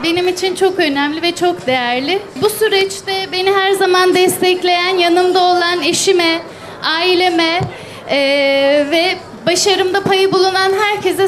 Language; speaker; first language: Turkish; native; Turkish